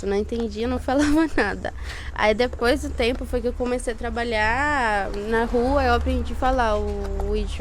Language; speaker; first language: Portuguese; non-native, fluent; Spanish